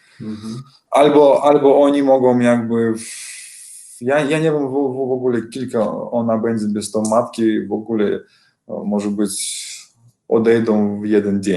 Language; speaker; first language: Polish; non-native, learner; Belarusian